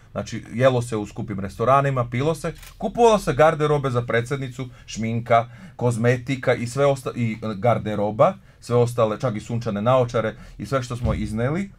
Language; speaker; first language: Croatian; non-native, local second language; Slovak